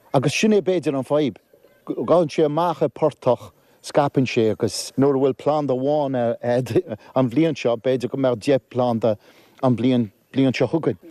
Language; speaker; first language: Irish; native; Irish